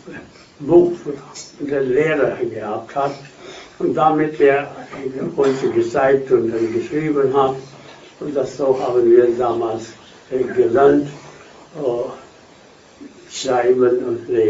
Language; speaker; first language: German; non-native, fluent; Hindi